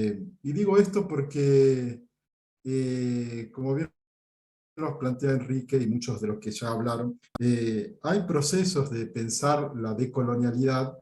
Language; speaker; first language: Spanish; native; Spanish